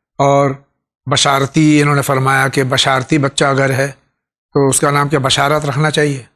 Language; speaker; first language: Urdu; native; Urdu